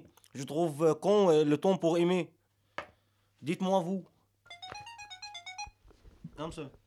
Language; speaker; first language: French; non-native, learner; Arabic